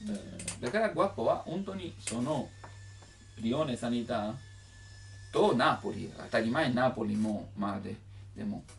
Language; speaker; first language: Japanese; non-native, learner; Italian